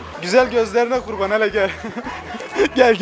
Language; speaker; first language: Turkish; native; Turkish